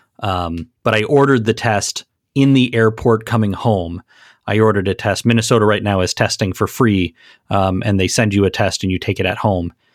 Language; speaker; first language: English; native; English